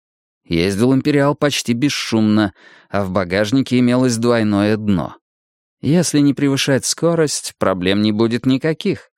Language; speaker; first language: Russian; native; Russian